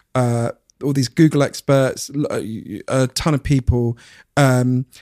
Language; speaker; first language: English; native; English